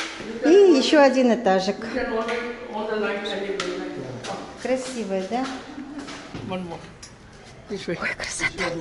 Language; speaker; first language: Russian; native; Russian